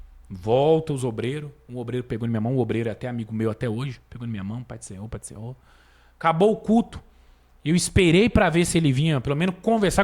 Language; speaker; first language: Portuguese; native; Portuguese